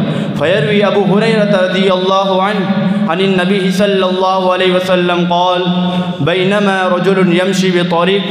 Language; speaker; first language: Arabic; non-native, learner; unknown